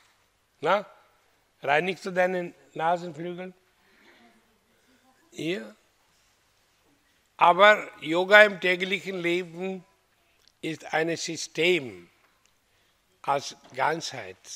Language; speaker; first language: German; non-native, learner; Hindi